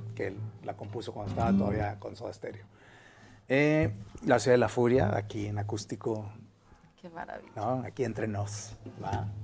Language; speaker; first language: Spanish; native; Spanish